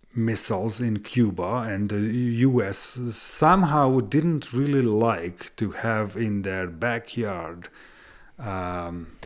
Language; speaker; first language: English; non-native, fluent; Hungarian